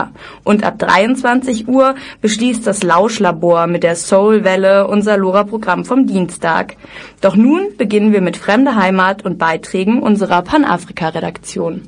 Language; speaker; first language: German; native; German